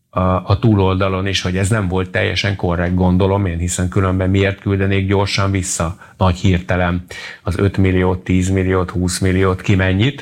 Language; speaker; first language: Hungarian; native; Hungarian